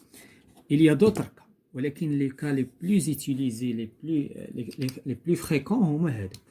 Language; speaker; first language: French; non-native, local second language; Arabic